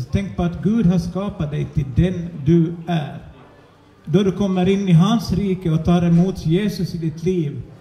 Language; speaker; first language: Swedish; native; Swedish